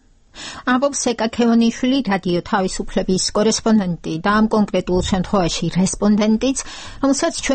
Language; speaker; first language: Georgian; native; Georgian